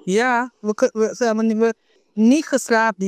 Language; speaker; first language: Dutch; non-native, fluent; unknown